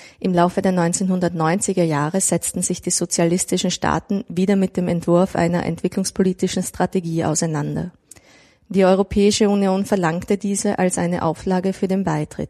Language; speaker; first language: German; native; German